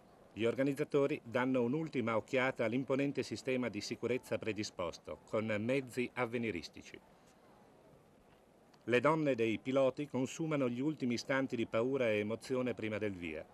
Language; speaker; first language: Italian; native; Italian